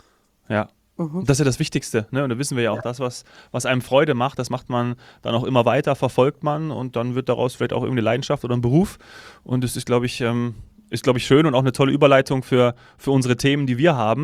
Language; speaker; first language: German; native; German